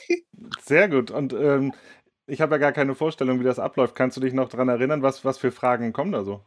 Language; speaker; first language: German; native; German